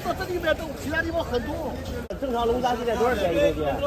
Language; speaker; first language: Chinese; native; Chinese